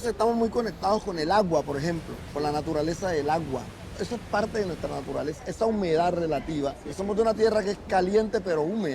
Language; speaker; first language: Spanish; native; Spanish